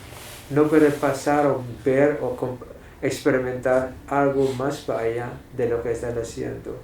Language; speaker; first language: Spanish; non-native, fluent; English